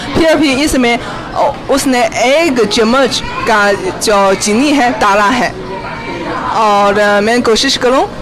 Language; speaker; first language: Urdu; non-native, fluent; Chinese